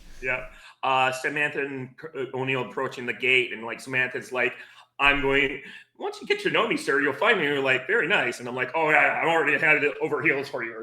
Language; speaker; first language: English; native; English